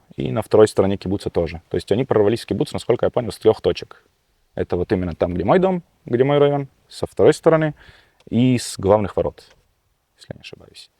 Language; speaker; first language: Russian; early bilingual, heritage; Russian